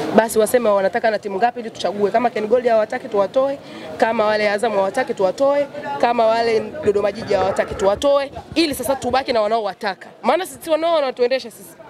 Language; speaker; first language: Swahili; native; Swahili